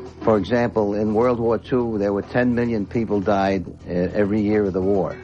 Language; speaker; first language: English; native; English